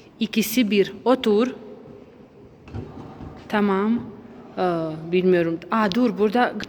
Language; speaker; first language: Turkish; non-native, learner; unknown